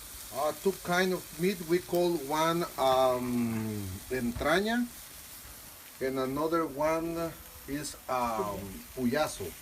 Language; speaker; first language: English; non-native, learner; Spanish